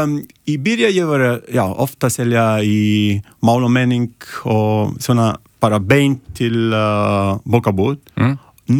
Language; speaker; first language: Icelandic; non-native, learner; Italian